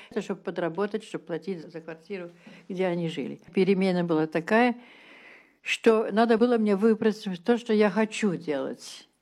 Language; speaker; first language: Russian; early bilingual, heritage; Russian